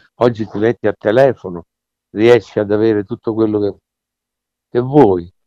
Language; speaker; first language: Italian; native; Italian